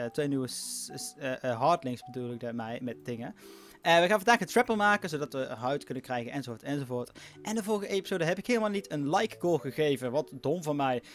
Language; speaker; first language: Dutch; native; Dutch